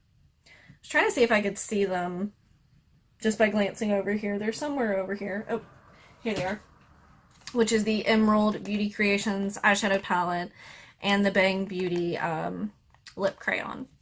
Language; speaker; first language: English; native; English